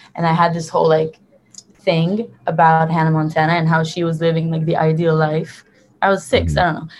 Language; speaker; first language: English; early bilingual, other home language; Hebrew